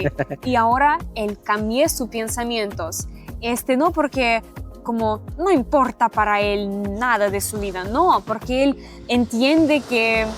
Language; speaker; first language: Spanish; non-native, learner; Russian